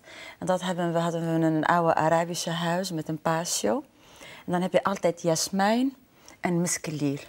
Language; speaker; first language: Dutch; non-native, fluent; Arabic